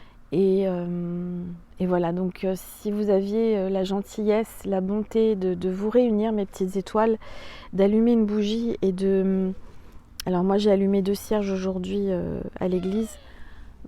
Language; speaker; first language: French; native; French